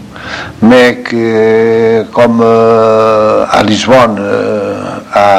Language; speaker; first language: French; non-native, fluent; Portuguese